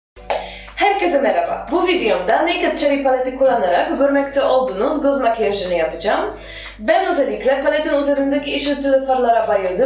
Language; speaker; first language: Turkish; non-native, fluent; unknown